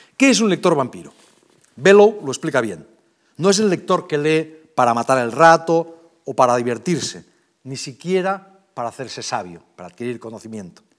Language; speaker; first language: Spanish; native; Spanish